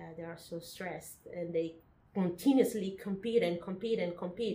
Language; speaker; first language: English; non-native, fluent; Spanish